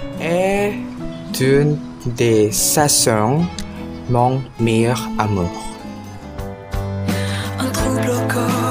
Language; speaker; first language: French; non-native, learner; Indonesian